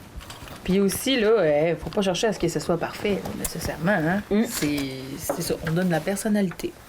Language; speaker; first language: French; native; French